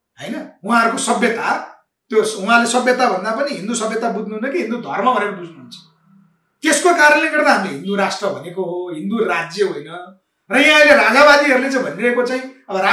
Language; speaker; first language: Nepali; native; Nepali